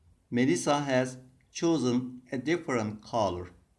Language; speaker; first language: English; non-native, fluent; Turkish